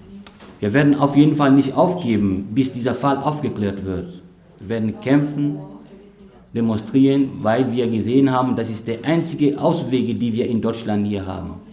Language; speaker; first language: German; non-native, fluent; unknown